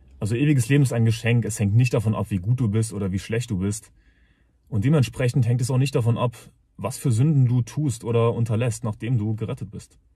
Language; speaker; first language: German; native; German